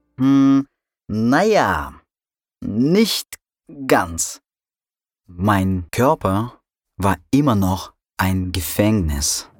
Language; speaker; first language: German; non-native, fluent; Russian